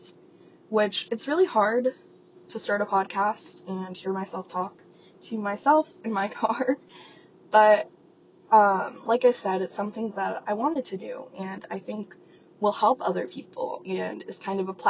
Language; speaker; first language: English; native; English